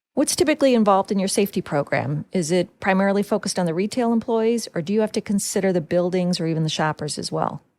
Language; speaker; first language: English; native; English